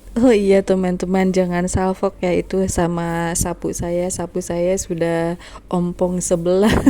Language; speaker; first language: Indonesian; non-native, local second language; Sundanese